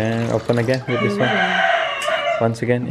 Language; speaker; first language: English; non-native, learner; Balinese